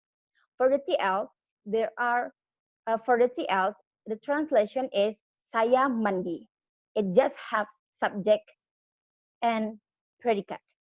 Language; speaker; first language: English; non-native, learner; Indonesian